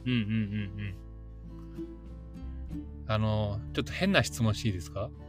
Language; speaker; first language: Japanese; native; Japanese